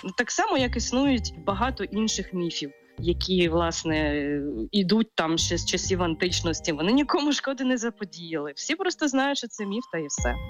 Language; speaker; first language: Ukrainian; native; Ukrainian